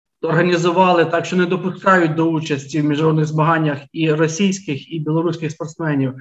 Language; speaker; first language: Ukrainian; native; Ukrainian